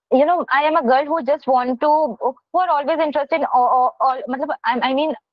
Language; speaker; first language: Hindi; native; Hindi